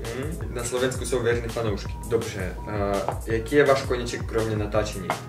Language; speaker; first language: Czech; non-native, fluent; Russian